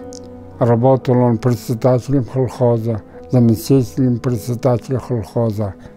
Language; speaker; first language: Russian; non-native, local second language; Buriat